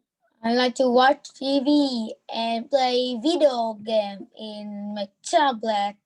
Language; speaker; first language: English; non-native, learner; Vietnamese